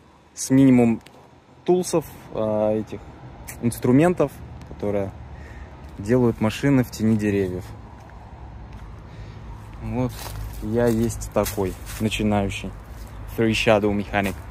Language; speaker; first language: Russian; native; Russian